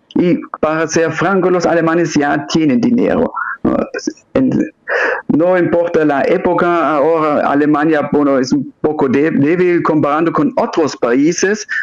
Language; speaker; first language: Spanish; non-native, fluent; German